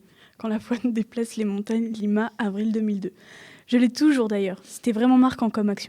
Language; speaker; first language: French; native; French